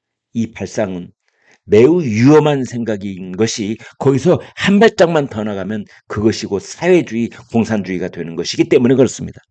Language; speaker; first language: Korean; native; Korean